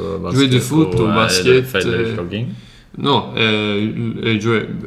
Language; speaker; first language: French; non-native, learner; Swedish